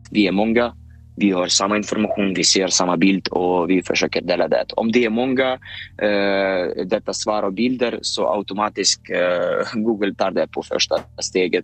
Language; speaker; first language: Swedish; non-native, fluent; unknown